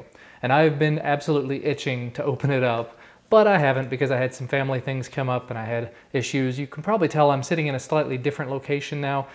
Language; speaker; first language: English; native; English